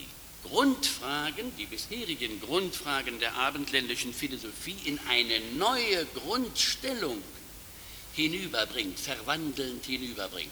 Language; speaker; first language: German; native; German